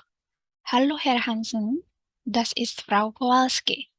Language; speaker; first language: German; non-native, fluent; Indonesian